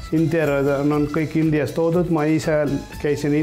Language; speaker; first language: Estonian; non-native, learner; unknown